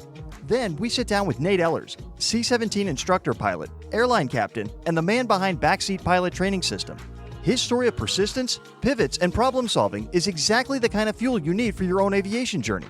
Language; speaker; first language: English; native; English